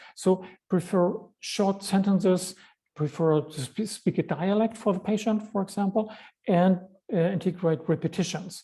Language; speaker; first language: English; non-native, fluent; German